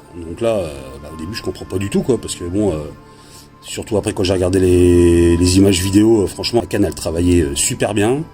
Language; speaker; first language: French; native; French